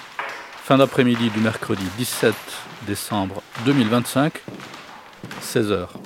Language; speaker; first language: French; native; French